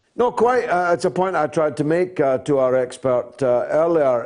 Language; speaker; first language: English; native; English